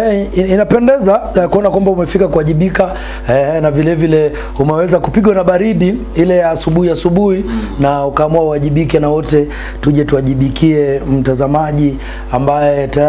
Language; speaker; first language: Swahili; native; Swahili